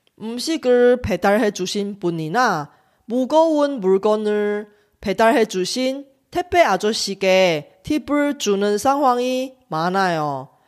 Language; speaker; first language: Korean; non-native, fluent; Chinese